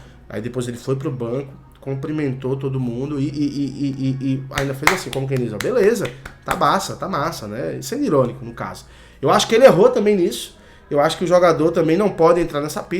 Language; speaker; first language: Portuguese; native; Portuguese